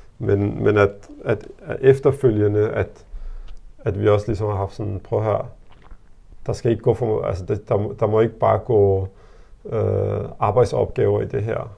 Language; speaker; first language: Danish; early bilingual, other home language; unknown